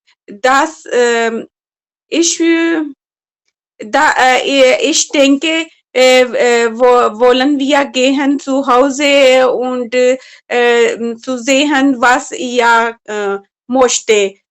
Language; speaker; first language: German; non-native, learner; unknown